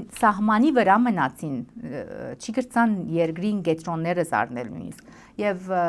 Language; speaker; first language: Armenian; native; Armenian